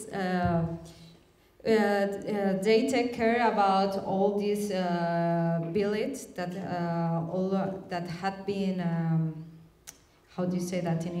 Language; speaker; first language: English; non-native, learner; Spanish